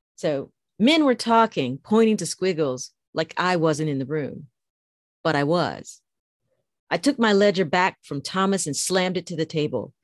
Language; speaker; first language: English; native; English